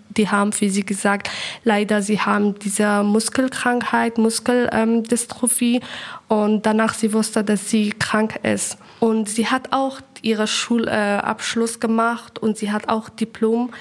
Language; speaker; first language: German; non-native, learner; Persian